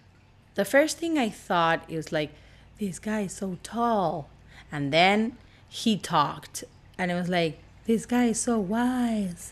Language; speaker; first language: English; non-native, fluent; Spanish